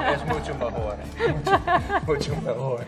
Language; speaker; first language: Spanish; non-native, learner; English